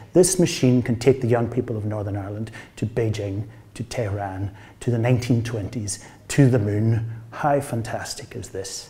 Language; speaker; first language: English; native; English